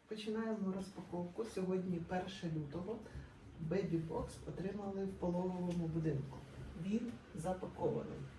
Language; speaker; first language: Ukrainian; non-native, local second language; Russian